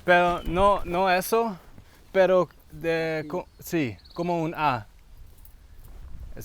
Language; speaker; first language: Spanish; non-native, learner; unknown